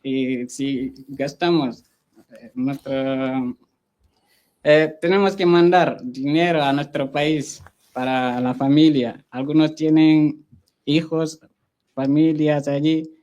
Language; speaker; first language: Spanish; non-native, fluent; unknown